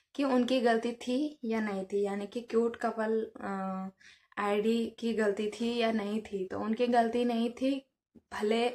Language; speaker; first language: Hindi; native; Hindi